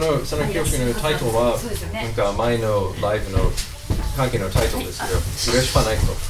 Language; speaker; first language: Japanese; non-native, fluent; English